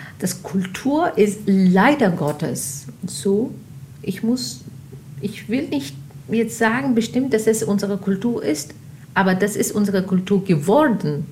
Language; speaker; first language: German; non-native, fluent; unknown